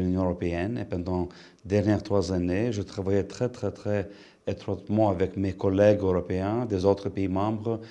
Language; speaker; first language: French; non-native, fluent; Lithuanian